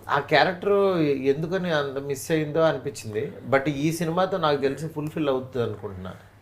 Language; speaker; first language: Telugu; native; Telugu